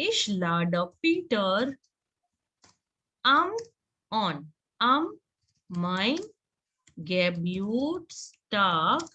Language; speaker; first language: German; non-native, learner; Hindi